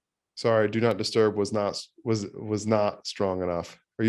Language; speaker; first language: English; native; English